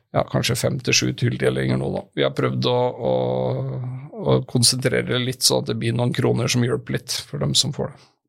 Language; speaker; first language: Norwegian; native; Norwegian